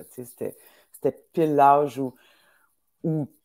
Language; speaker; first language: French; native; French